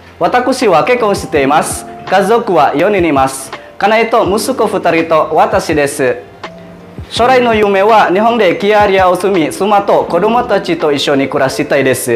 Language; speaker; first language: Japanese; non-native, learner; Indonesian